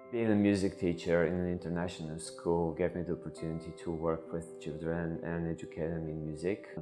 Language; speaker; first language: English; non-native, fluent; Bulgarian